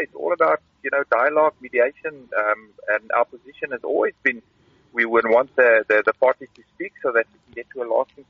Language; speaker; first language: English; non-native, local second language; Afrikaans